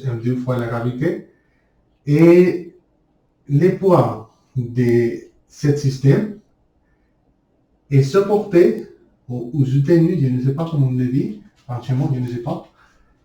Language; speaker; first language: French; non-native, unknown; Spanish